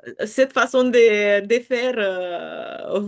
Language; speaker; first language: French; non-native, fluent; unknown